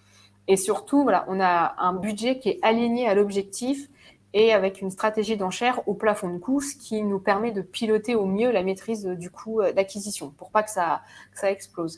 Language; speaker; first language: French; native; French